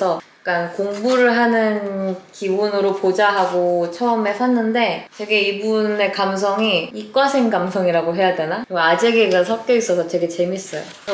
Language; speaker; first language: Korean; native; Korean